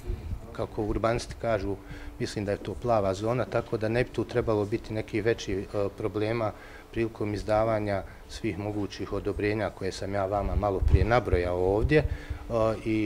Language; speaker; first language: Croatian; native; Croatian